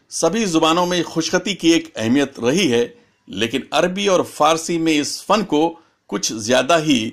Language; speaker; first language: Urdu; native; Urdu